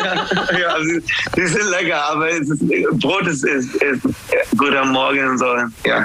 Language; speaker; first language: German; non-native, fluent; English